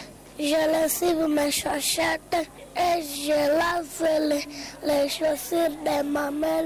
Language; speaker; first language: French; non-native, local second language; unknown